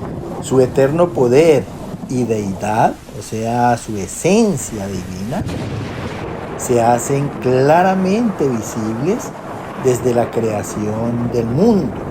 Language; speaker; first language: Spanish; native; Spanish